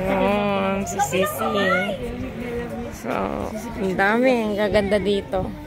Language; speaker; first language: Filipino; native; Filipino